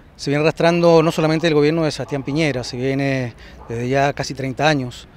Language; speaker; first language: Spanish; native; Spanish